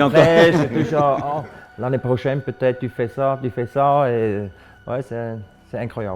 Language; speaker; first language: French; non-native, local second language; German